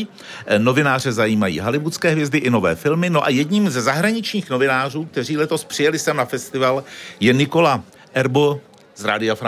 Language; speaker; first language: Czech; native; Czech